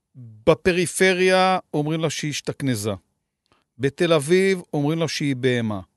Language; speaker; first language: Hebrew; native; Hebrew